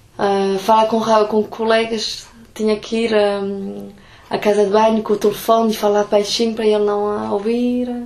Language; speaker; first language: Portuguese; early bilingual, heritage; Portuguese